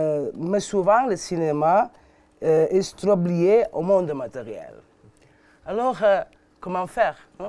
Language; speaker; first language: French; non-native, learner; Catalan